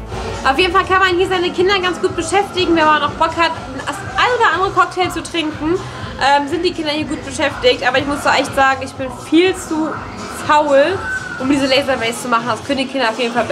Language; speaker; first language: German; native; German